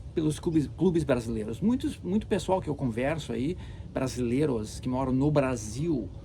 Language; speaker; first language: Portuguese; early bilingual, heritage; Portuguese